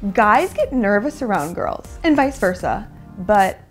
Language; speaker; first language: English; native; English